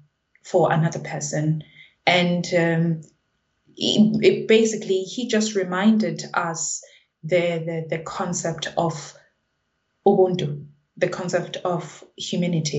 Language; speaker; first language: English; non-native, local second language; Zulu